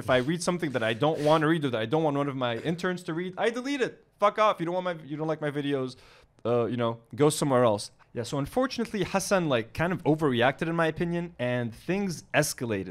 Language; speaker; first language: English; non-native, local second language; Arabic